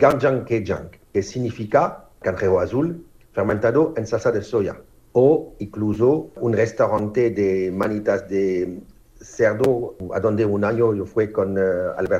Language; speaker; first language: Spanish; non-native, fluent; French